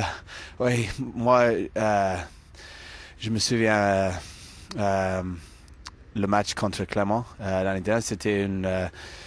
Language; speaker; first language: French; non-native, fluent; English